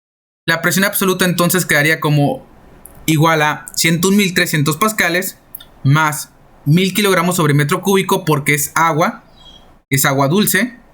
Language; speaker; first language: Spanish; native; Spanish